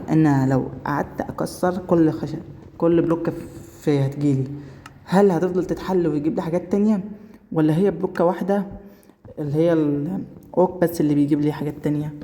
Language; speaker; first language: Arabic; native; Arabic